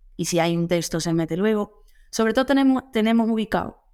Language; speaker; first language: Spanish; native; Spanish